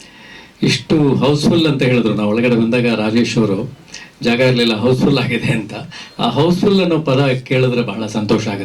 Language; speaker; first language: Kannada; native; Kannada